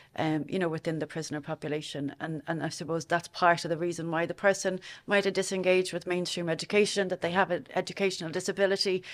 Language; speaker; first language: English; native; English